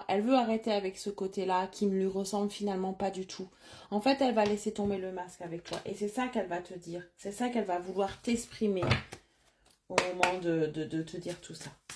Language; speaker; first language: French; native; French